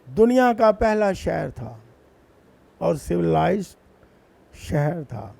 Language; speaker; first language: Urdu; non-native, local second language; Punjabi